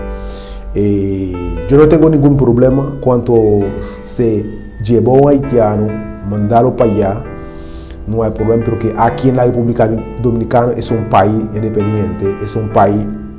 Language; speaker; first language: Spanish; non-native, learner; Haitian Creole